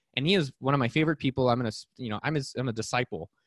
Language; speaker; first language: English; native; English